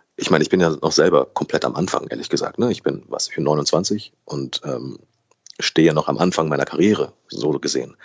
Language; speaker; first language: German; early bilingual, other home language; Portuguese